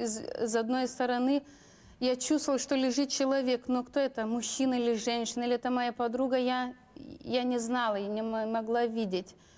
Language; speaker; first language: Russian; non-native, local second language; Lithuanian